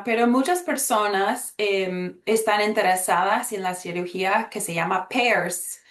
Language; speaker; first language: Spanish; early bilingual, heritage; Spanish